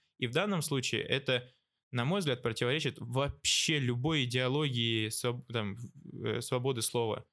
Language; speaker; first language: Russian; native; Russian